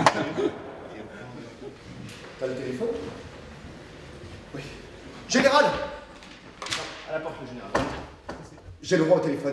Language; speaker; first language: French; native; French